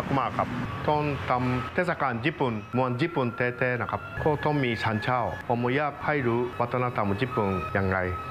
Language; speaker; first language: Thai; non-native, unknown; Japanese